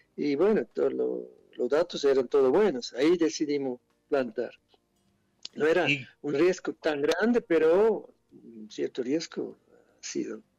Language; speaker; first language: Spanish; non-native, fluent; German